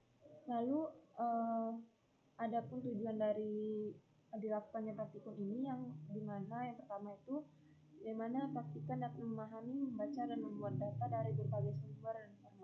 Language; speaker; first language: Indonesian; native; Indonesian